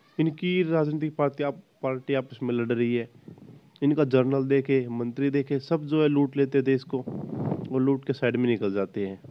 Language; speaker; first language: Hindi; native; Hindi